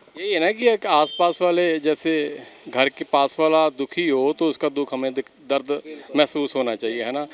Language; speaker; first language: Hindi; non-native, local second language; Punjabi